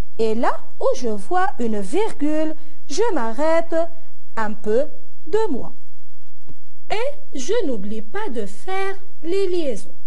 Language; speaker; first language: French; non-native, local second language; Arabic